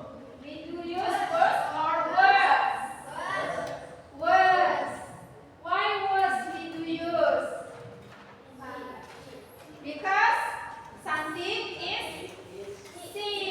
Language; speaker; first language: English; non-native, learner; Indonesian